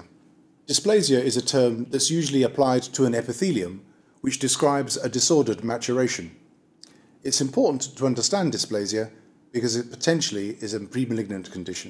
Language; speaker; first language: English; native; English